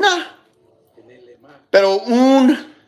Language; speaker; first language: Spanish; non-native, learner; English